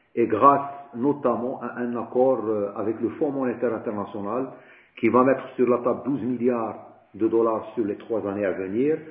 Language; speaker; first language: French; non-native, local second language; Arabic